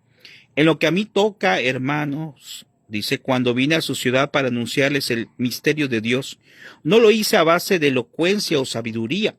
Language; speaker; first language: Spanish; native; Spanish